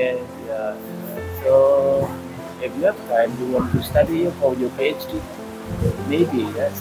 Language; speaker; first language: English; non-native, learner; Indonesian